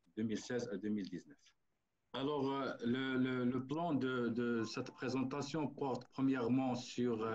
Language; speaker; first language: French; non-native, local second language; Arabic